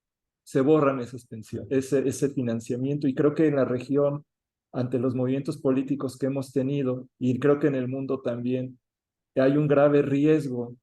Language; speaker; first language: Spanish; native; Spanish